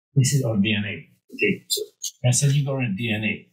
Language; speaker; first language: English; non-native, fluent; Romanian